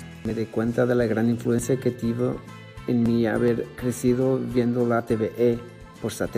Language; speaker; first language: Spanish; non-native, fluent; Portuguese